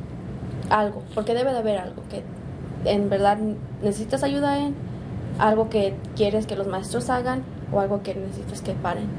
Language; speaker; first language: Spanish; early bilingual, heritage; Spanish